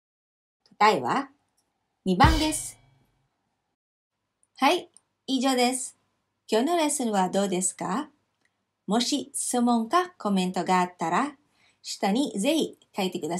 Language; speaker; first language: Japanese; non-native, fluent; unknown